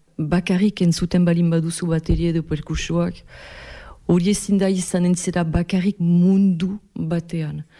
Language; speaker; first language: Basque; non-native, local second language; French